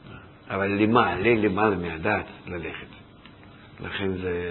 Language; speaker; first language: Hebrew; non-native, fluent; Russian